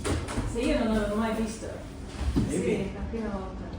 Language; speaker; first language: Italian; non-native, fluent; English